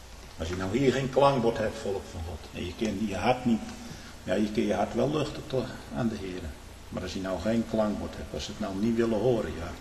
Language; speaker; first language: Dutch; native; Dutch